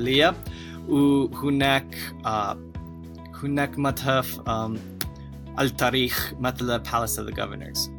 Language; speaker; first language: Arabic; non-native, learner; English